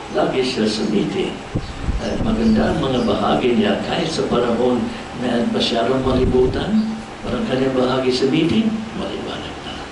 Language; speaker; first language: Filipino; non-native, fluent; English